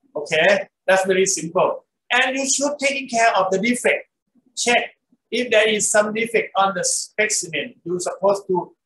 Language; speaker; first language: English; non-native, fluent; Thai